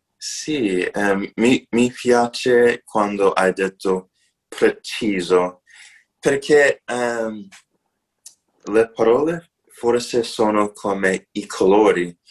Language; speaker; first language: Italian; non-native, learner; English